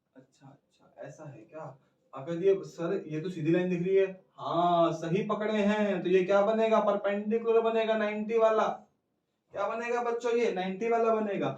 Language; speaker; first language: Hindi; native; Hindi